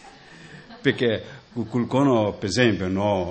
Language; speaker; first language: Italian; non-native, learner; Tibetan